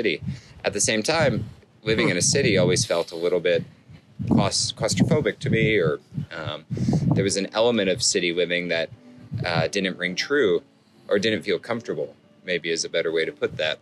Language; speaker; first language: English; native; English